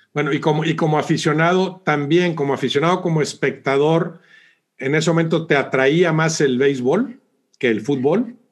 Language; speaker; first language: Spanish; native; Spanish